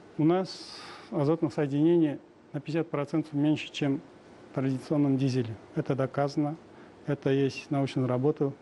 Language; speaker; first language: Russian; non-native, local second language; Uzbek